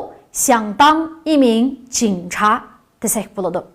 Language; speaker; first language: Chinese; non-native, local second language; Uyghur